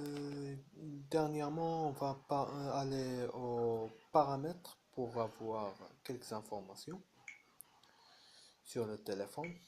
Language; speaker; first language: French; non-native, fluent; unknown